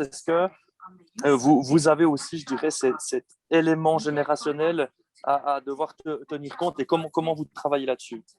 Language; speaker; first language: French; native; French